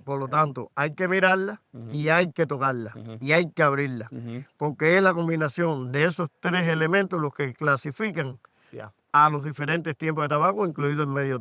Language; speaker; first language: Spanish; native; Spanish